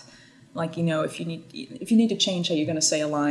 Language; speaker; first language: English; native; English